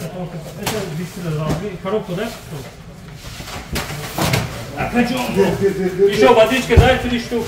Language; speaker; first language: Russian; non-native, learner; Tajik